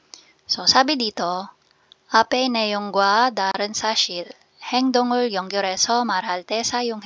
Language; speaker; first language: Korean; non-native, fluent; Filipino